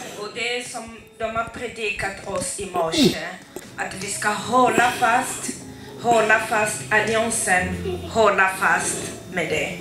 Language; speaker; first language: Swedish; non-native, fluent; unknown